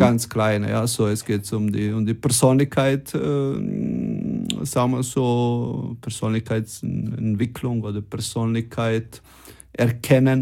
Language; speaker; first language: German; non-native, fluent; Croatian